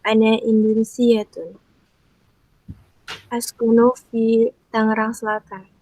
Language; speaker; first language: Arabic; non-native, learner; Indonesian